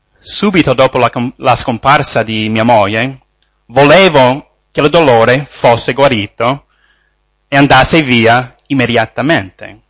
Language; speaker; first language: Italian; non-native, fluent; English